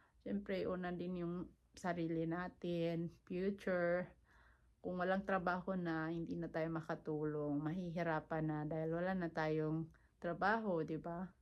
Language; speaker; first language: Filipino; non-native, local second language; Cebuano